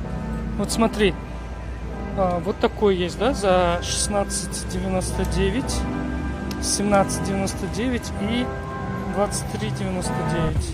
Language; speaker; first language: Russian; non-native, local second language; Kyrgyz